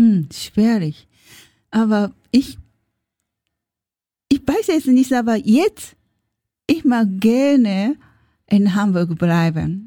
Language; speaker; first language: German; non-native, learner; Japanese